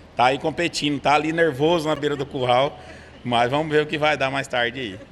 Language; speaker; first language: Portuguese; native; Portuguese